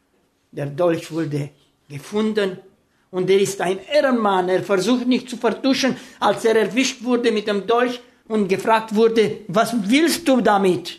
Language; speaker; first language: German; non-native, fluent; Romanian